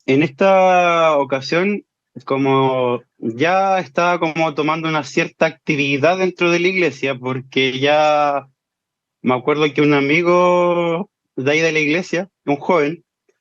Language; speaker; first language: Spanish; native; Spanish